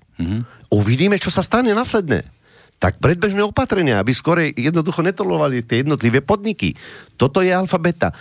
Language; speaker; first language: Slovak; non-native, fluent; Arabic